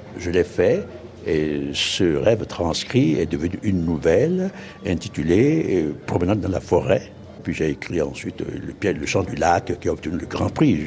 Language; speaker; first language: French; non-native, local second language; Fon